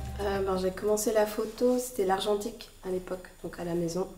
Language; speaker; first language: French; native; French